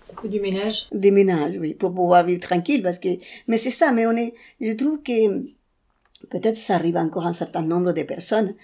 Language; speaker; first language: French; non-native, fluent; Spanish